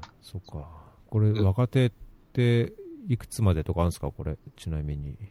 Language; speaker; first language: Japanese; native; Japanese